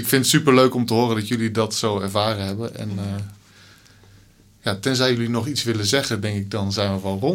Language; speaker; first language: Dutch; native; Dutch